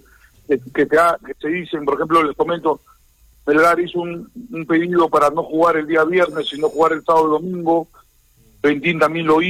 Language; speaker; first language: Spanish; native; Spanish